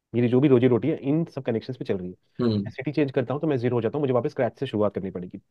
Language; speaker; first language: Hindi; non-native, local second language; Marathi